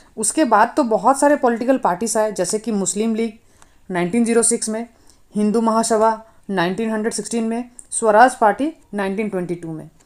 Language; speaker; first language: Hindi; non-native, local second language; Nepali